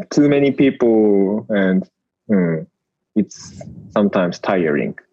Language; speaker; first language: English; non-native, learner; Japanese